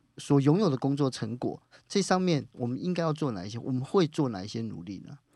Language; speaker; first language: Chinese; native; Chinese